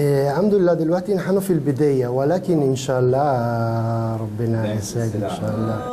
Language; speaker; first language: Arabic; non-native, learner; Italian